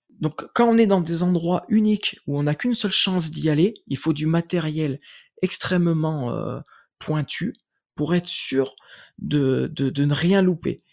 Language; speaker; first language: French; native; French